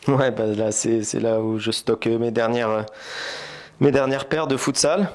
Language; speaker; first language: French; native; French